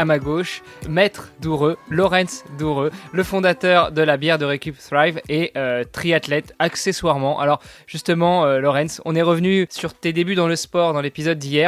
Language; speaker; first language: French; native; French